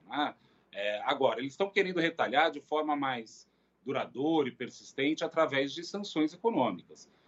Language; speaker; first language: Portuguese; native; Portuguese